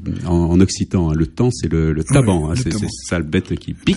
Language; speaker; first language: French; native; French